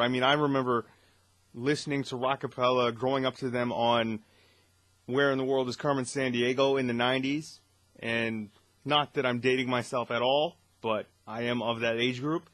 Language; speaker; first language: English; native; English